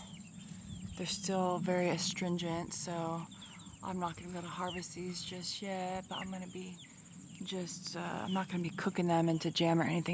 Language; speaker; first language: English; native; English